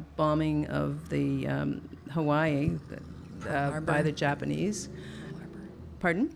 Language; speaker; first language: English; native; English